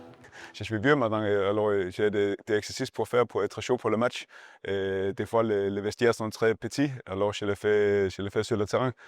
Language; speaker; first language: French; non-native, learner; Danish